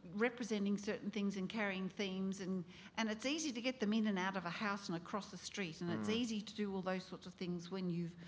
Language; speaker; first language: English; native; English